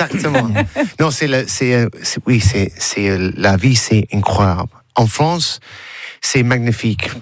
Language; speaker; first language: French; non-native, learner; English